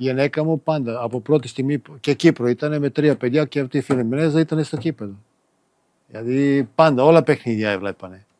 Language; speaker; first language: Greek; non-native, fluent; Serbian